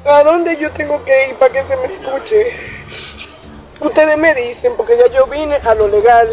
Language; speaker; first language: Spanish; native; Spanish